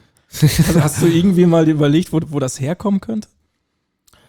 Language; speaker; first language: German; native; German